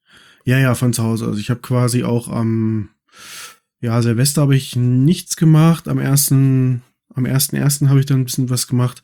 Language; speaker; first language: German; native; German